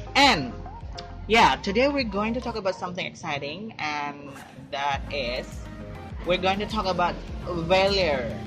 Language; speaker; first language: English; non-native, fluent; Indonesian